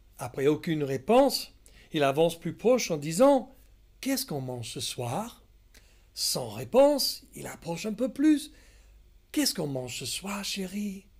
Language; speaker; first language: French; non-native, fluent; English